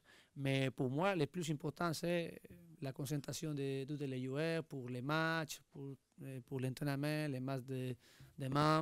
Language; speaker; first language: French; non-native, learner; Spanish